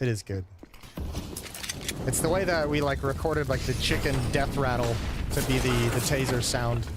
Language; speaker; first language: English; native; English